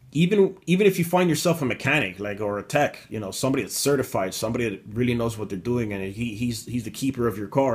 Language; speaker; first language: English; native; English